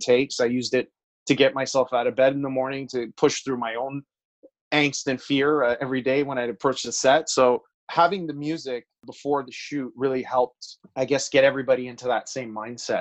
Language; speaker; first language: English; native; English